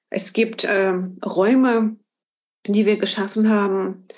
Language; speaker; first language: German; non-native, fluent; Ukrainian